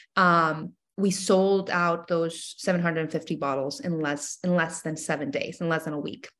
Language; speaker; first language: English; non-native, fluent; Spanish